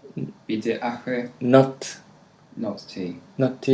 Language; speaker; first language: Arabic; non-native, learner; English